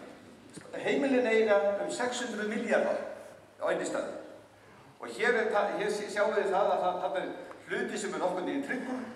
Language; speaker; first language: Icelandic; native; Icelandic